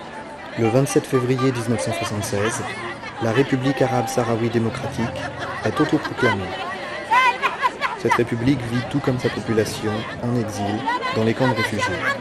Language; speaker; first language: French; native; French